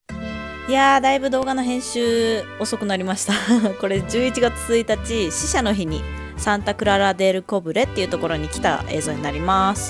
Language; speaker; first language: Japanese; native; Japanese